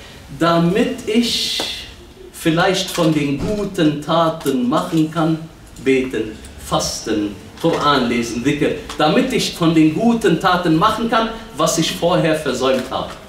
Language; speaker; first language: German; early bilingual, other home language; Arabic